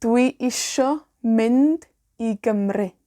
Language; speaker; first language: Welsh; non-native, fluent; Spanish